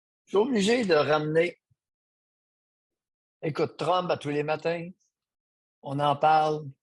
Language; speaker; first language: French; native; French